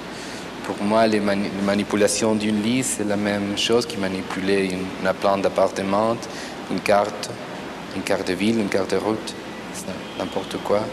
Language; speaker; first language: French; non-native, fluent; Spanish